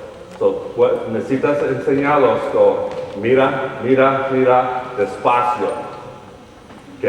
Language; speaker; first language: Spanish; early bilingual, heritage; Spanish